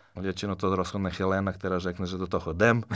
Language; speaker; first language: Czech; non-native, fluent; Serbian